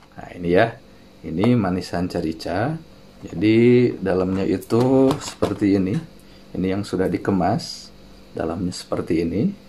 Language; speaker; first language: Indonesian; non-native, local second language; Sundanese